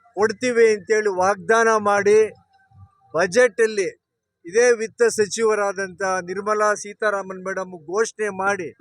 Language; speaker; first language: Kannada; native; Kannada